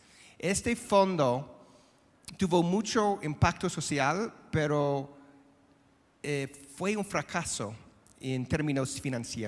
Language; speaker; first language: Spanish; non-native, fluent; English